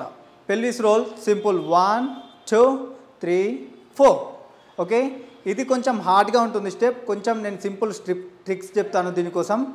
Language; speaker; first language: Telugu; native; Telugu